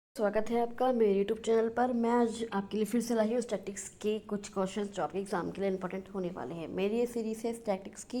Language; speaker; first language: Hindi; native; Hindi